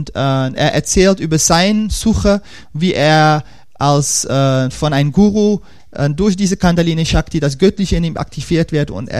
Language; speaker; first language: German; non-native, fluent; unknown